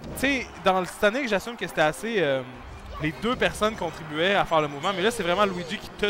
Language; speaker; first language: French; native; French